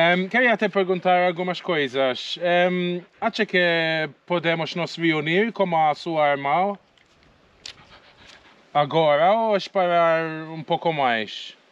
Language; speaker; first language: Portuguese; non-native, learner; English